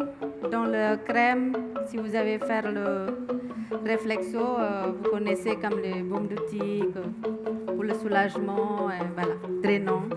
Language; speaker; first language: French; non-native, learner; Indonesian